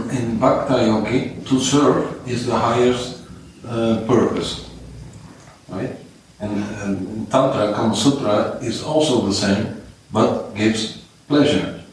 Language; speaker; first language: English; non-native, fluent; Dutch